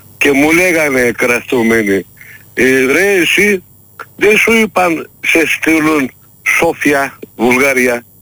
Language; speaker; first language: Greek; non-native, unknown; Turkish